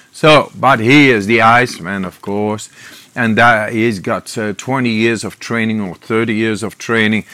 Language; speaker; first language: English; non-native, fluent; Dutch